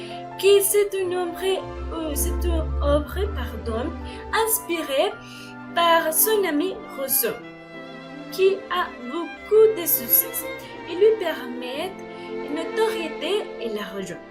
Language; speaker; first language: French; non-native, learner; Spanish